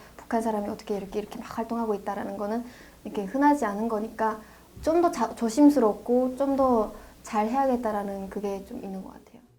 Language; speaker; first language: Korean; native; Korean